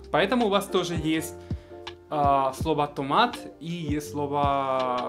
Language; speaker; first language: Russian; non-native, fluent; Spanish